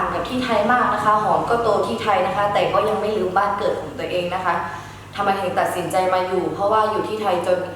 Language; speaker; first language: Thai; early bilingual, other home language; Shan